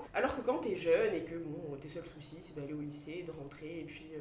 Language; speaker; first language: French; native; French